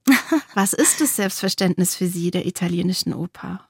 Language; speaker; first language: German; native; German